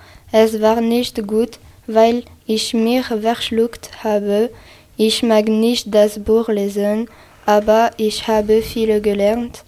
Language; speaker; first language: German; non-native, learner; French